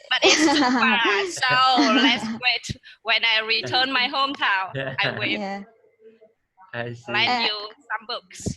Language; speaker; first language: English; non-native, learner; Vietnamese